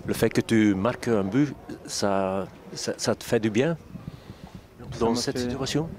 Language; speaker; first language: French; non-native, local second language; Dutch